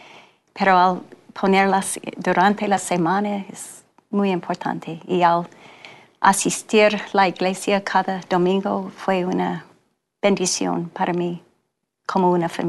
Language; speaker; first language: Spanish; non-native, learner; English